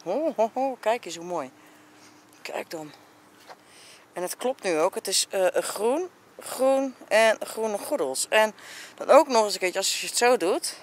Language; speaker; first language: Dutch; native; Dutch